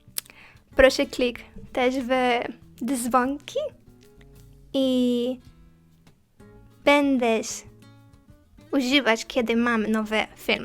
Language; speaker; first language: Polish; non-native, learner; Spanish